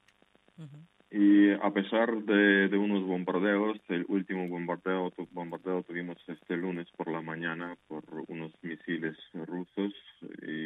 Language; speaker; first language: Spanish; non-native, fluent; Ukrainian